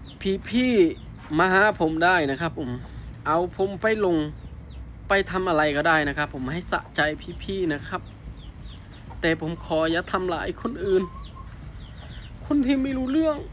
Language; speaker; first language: Thai; non-native, fluent; Khmer